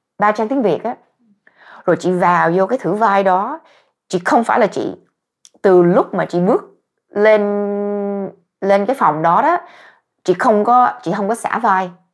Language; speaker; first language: Vietnamese; early bilingual, heritage; Vietnamese